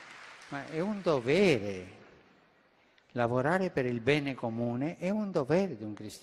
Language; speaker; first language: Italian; non-native, fluent; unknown